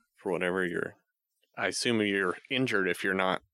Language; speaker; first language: English; native; English